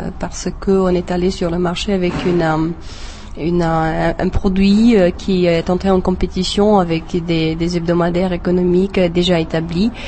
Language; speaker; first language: French; non-native, fluent; Romanian